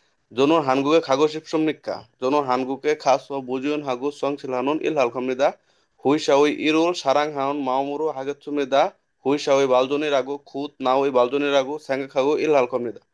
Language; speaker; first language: Korean; non-native, learner; Bangla